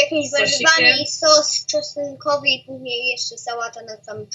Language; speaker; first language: Polish; early bilingual, heritage; Polish